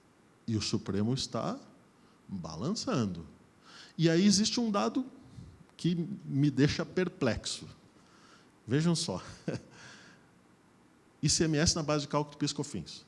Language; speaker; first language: Portuguese; native; Portuguese